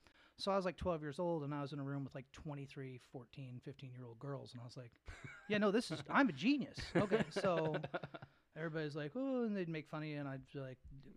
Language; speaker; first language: English; native; English